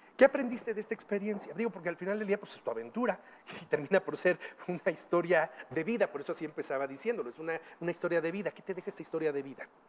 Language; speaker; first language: Spanish; native; Spanish